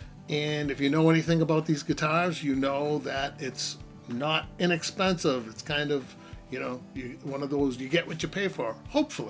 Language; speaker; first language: English; native; English